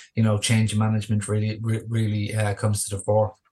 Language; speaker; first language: English; native; English